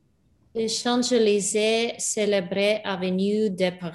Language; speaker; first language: French; non-native, learner; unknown